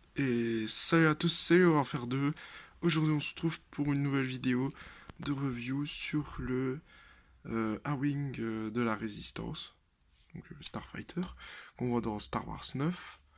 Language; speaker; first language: French; native; French